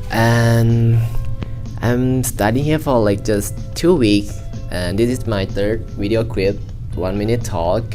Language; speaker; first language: English; non-native, learner; Thai